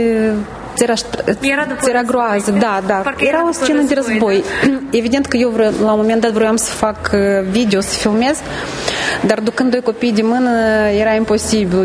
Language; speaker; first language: Romanian; native; Romanian